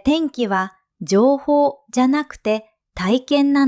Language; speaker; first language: Japanese; non-native, fluent; Vietnamese